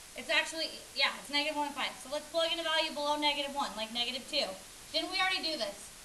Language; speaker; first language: English; native; English